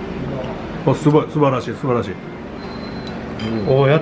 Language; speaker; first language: Japanese; native; Japanese